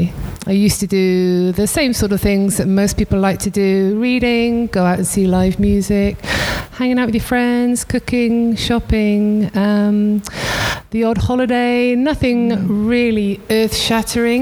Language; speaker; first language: English; native; English